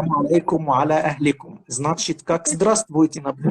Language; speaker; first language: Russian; non-native, fluent; Arabic